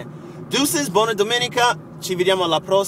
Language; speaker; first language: Italian; non-native, fluent; English